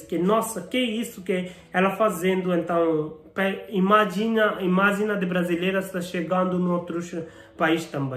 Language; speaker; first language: Portuguese; non-native, learner; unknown